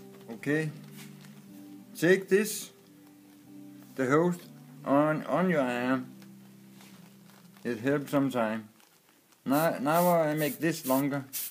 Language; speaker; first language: English; non-native, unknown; Danish